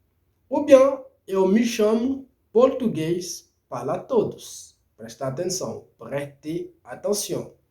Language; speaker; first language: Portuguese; non-native, fluent; Haitian Creole